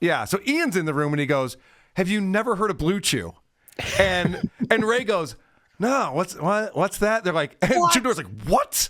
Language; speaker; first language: English; native; English